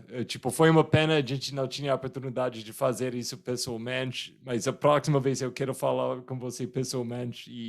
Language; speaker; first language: Portuguese; non-native, fluent; English